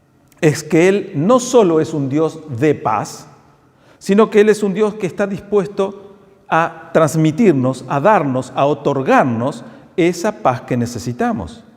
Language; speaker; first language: Spanish; native; Spanish